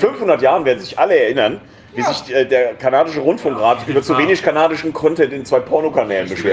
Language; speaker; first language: German; native; German